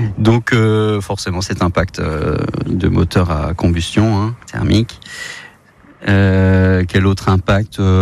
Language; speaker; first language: French; native; French